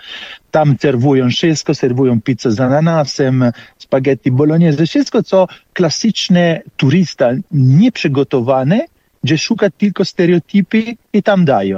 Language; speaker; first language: Polish; non-native, fluent; Italian